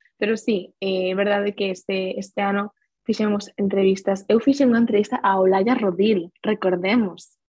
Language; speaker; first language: Galician; non-native, local second language; Spanish